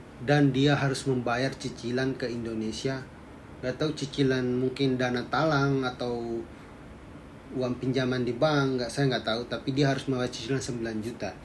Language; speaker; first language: Indonesian; native; Indonesian